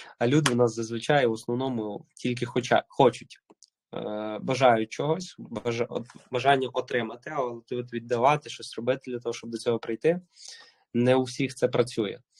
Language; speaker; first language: Ukrainian; native; Ukrainian